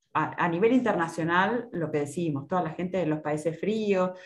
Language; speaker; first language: Spanish; native; Spanish